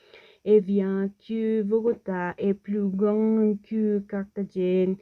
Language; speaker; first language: French; non-native, learner; Spanish